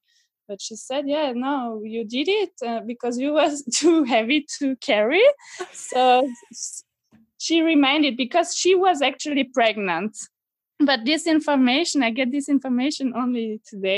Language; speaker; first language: English; non-native, fluent; French